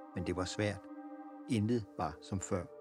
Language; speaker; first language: Danish; native; Danish